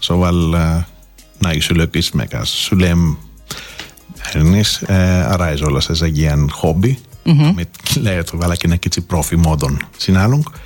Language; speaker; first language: Hungarian; non-native, learner; Greek